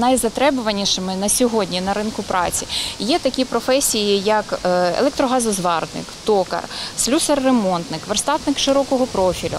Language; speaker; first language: Ukrainian; native; Ukrainian